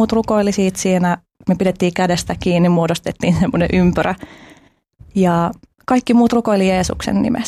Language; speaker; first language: Finnish; early bilingual, other home language; Albanian